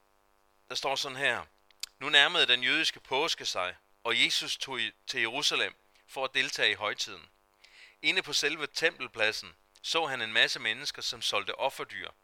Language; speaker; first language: Danish; native; Danish